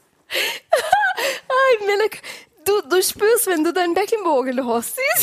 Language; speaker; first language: German; non-native, fluent; Portuguese